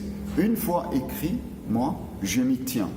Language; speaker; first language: French; non-native, local second language; German